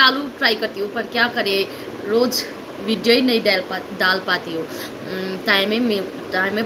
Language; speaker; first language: Hindi; non-native, learner; Nepali